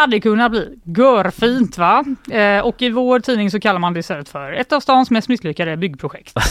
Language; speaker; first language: Swedish; native; Swedish